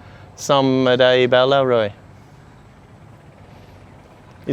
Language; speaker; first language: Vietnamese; non-native, learner; English